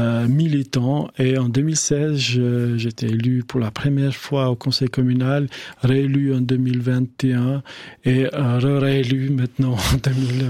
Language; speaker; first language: French; non-native, fluent; Albanian